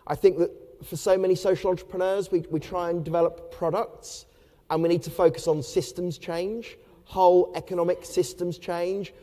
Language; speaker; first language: English; native; English